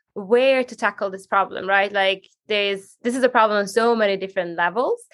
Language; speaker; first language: English; non-native, fluent; Hungarian